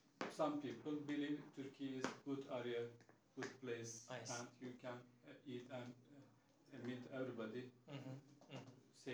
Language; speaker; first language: English; non-native, learner; Turkish